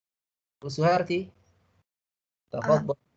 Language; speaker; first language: Indonesian; native; Indonesian